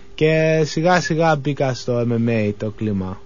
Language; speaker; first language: Greek; early bilingual, other home language; English